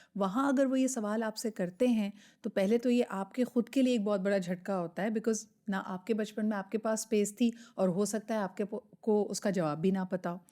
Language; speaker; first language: Urdu; native; Urdu